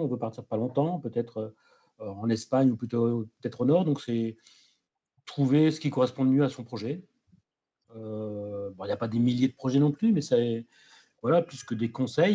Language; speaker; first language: French; native; French